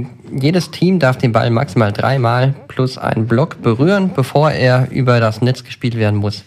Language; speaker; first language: German; native; German